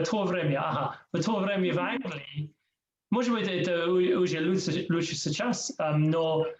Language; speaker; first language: Russian; non-native, learner; English